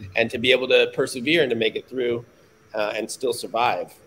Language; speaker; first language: English; native; English